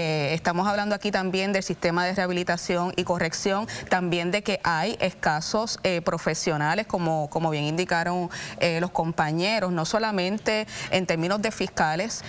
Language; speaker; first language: Spanish; native; Spanish